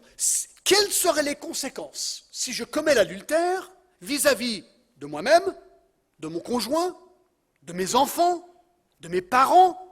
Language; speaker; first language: French; non-native, fluent; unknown